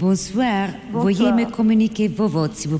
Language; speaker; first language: French; non-native, fluent; German